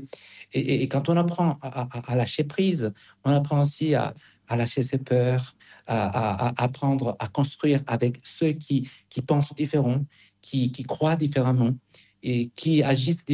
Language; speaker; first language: French; non-native, fluent; Spanish